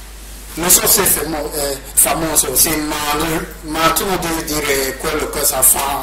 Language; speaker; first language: Italian; non-native, learner; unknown